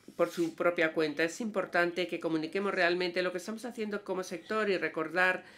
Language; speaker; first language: Spanish; non-native, fluent; Danish